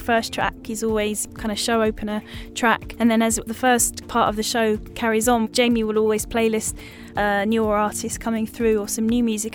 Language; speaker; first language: English; native; English